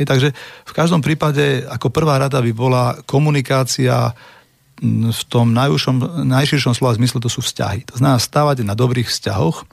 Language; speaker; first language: Slovak; native; Slovak